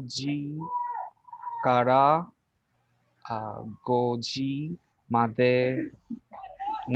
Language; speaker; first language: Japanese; non-native, learner; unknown